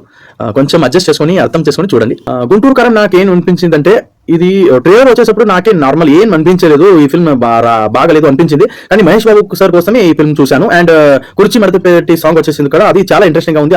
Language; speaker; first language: Telugu; non-native, learner; Kannada